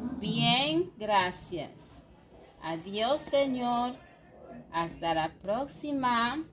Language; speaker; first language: Spanish; non-native, fluent; French